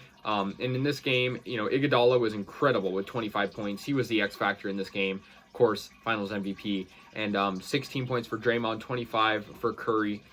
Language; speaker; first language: English; native; English